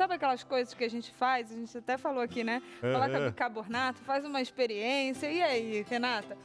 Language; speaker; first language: Portuguese; native; Portuguese